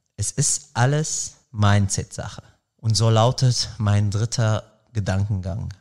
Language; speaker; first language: German; non-native, fluent; Arabic